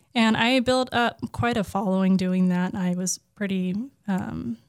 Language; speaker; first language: English; native; English